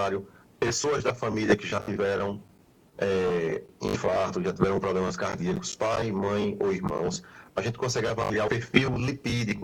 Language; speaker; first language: Portuguese; native; Portuguese